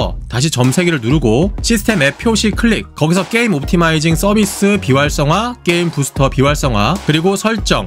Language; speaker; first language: Korean; native; Korean